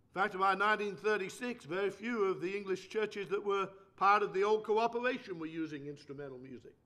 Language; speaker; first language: English; native; English